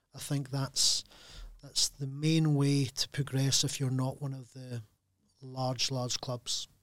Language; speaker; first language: English; native; English